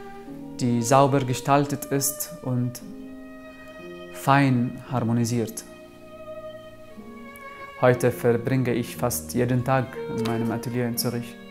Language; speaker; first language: German; non-native, fluent; Arabic